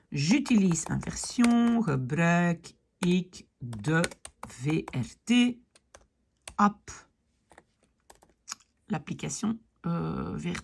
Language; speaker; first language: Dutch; non-native, fluent; French